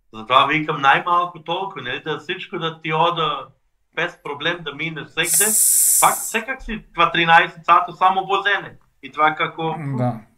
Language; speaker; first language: Macedonian; non-native, fluent; German